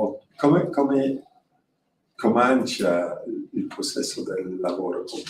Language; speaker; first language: Italian; non-native, learner; French